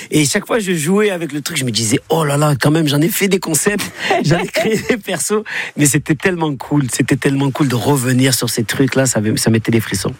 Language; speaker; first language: French; native; French